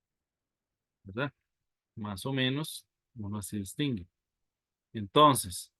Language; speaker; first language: Spanish; native; Spanish